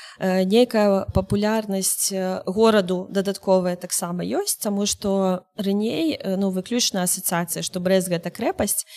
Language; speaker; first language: Belarusian; non-native, local second language; Russian